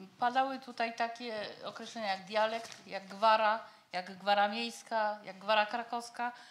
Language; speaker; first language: Polish; native; Polish